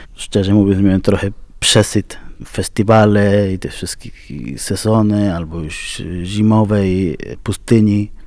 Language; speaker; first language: Polish; non-native, fluent; Spanish